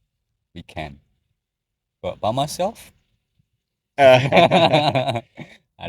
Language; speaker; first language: English; non-native, learner; Indonesian